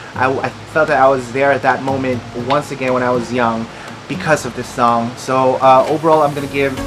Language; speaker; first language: English; non-native, local second language; Filipino